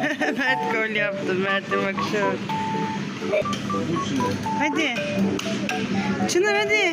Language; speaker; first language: Turkish; native; Turkish